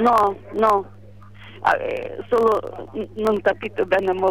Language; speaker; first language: Italian; non-native, learner; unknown